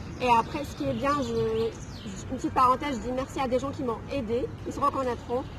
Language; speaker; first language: French; non-native, local second language; Arabic